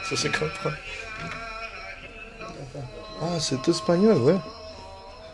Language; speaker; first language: French; non-native, learner; Spanish